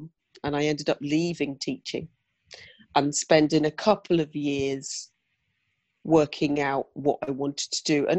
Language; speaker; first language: English; native; English